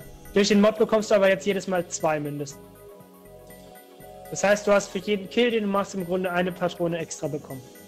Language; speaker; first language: German; native; German